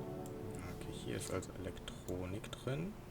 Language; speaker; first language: German; native; German